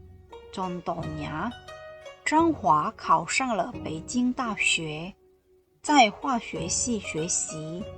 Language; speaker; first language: Chinese; non-native, fluent; Indonesian